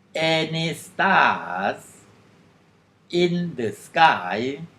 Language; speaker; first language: English; non-native, fluent; Thai